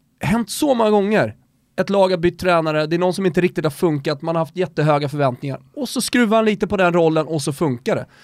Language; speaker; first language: Swedish; native; Swedish